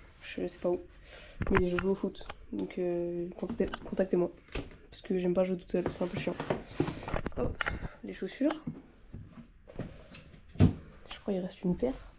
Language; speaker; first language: French; native; French